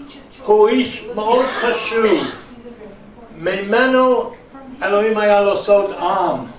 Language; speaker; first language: Hebrew; non-native, fluent; English